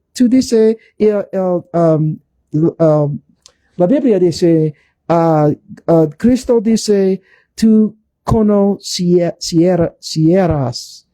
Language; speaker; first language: Spanish; non-native, learner; English